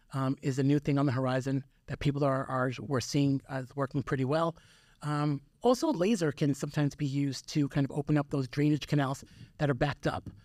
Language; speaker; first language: English; native; English